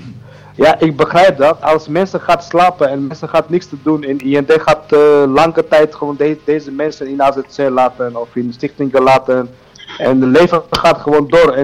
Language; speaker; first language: Dutch; non-native, learner; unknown